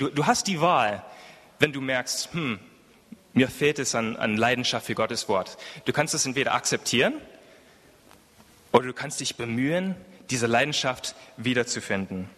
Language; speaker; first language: German; non-native, fluent; English